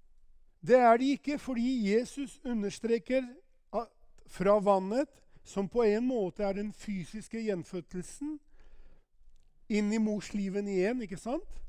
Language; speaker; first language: Norwegian; non-native, fluent; Albanian